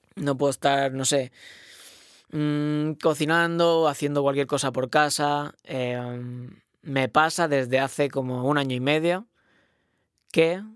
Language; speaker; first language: Spanish; non-native, local second language; Catalan